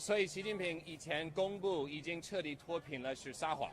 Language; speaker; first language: Chinese; non-native, fluent; English